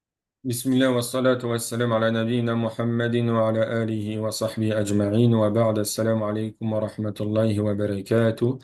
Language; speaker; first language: Arabic; non-native, fluent; French